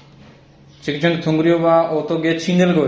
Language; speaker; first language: Korean; non-native, fluent; Punjabi